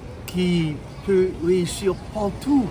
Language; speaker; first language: French; non-native, local second language; Haitian Creole